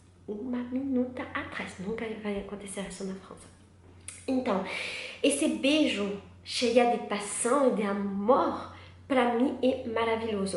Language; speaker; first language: Portuguese; non-native, learner; French